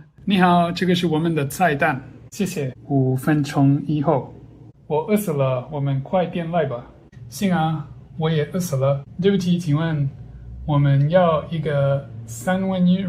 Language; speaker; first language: Chinese; non-native, learner; English